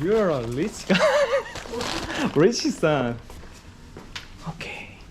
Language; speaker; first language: English; non-native, learner; Korean